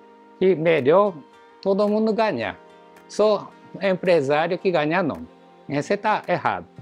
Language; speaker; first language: Portuguese; non-native, learner; Japanese